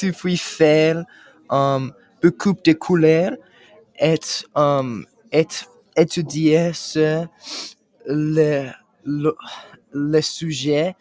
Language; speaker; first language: French; non-native, learner; English